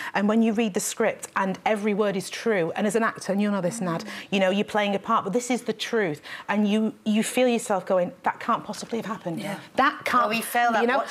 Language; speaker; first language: English; native; English